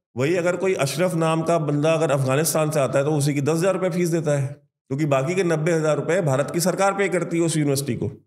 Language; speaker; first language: Hindi; native; Hindi